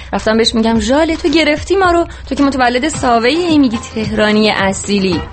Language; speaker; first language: Persian; native; Persian